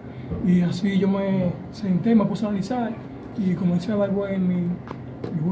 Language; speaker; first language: Spanish; native; Spanish